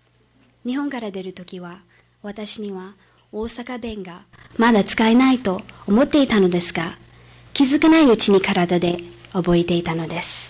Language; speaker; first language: Japanese; non-native, fluent; English